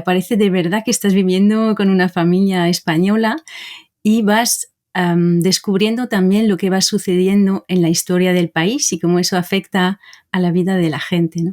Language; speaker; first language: Spanish; non-native, fluent; French